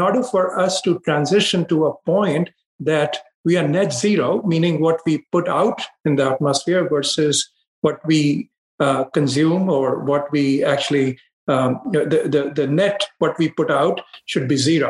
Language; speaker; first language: English; non-native, local second language; Hindi